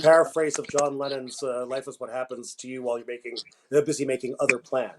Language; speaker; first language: English; native; English